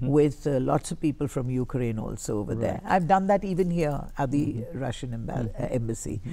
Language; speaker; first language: Bangla; non-native, learner; Tamil